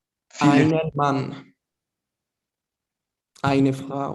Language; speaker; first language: German; non-native, learner; Spanish